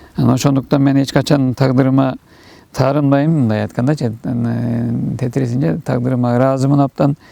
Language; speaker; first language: Kyrgyz; non-native, fluent; Turkish